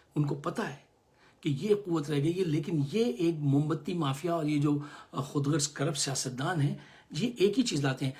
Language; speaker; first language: Urdu; native; Urdu